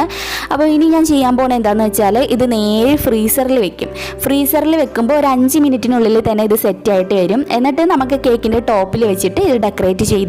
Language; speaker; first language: Malayalam; native; Malayalam